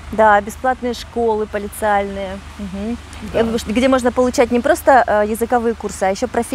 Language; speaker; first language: Russian; native; Russian